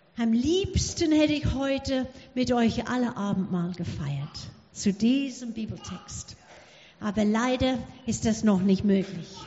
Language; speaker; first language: German; non-native, fluent; English